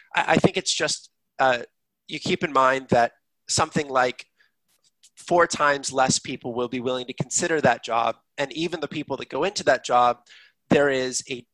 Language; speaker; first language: English; native; English